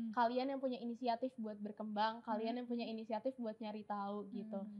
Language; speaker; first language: Indonesian; native; Indonesian